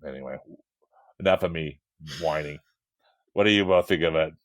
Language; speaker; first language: English; native; English